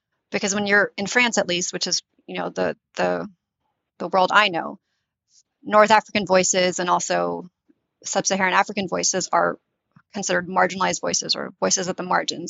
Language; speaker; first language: English; native; English